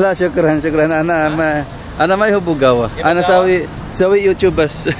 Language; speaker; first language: Arabic; non-native, learner; Filipino